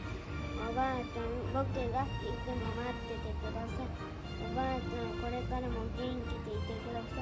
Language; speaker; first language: Japanese; early bilingual, heritage; Japanese